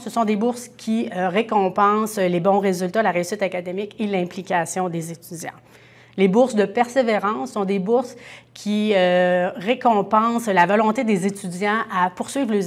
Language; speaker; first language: French; native; French